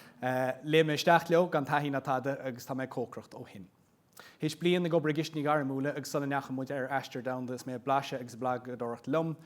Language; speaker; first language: Irish; non-native, local second language; English